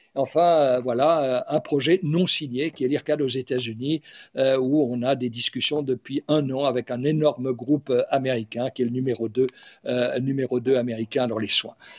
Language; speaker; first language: French; native; French